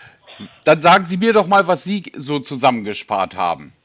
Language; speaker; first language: German; native; German